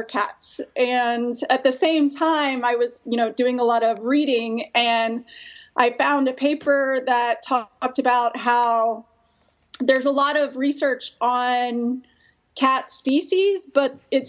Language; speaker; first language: English; native; English